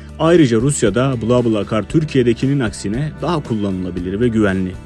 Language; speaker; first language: Turkish; native; Turkish